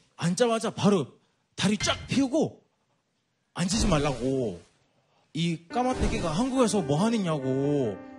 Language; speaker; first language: Korean; non-native, fluent; English